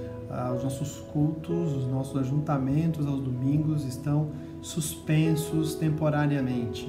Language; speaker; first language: Portuguese; native; Portuguese